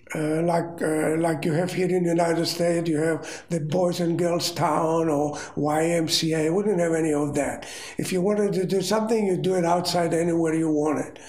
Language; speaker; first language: English; non-native, fluent; Greek